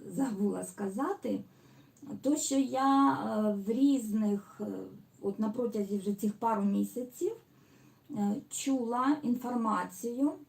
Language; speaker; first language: Ukrainian; non-native, local second language; Russian